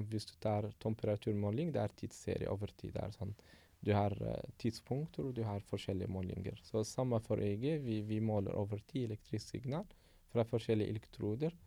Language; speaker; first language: Norwegian; non-native, fluent; Arabic